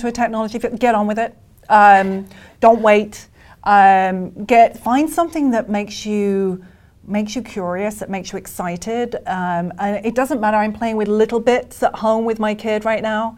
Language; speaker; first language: English; native; English